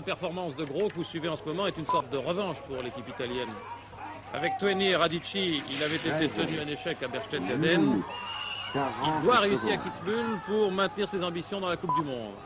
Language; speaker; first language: French; native; French